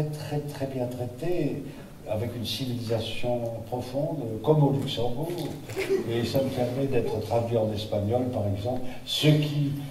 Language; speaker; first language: French; native; French